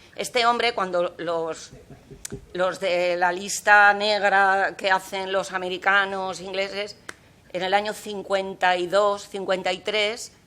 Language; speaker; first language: Spanish; non-native, local second language; Catalan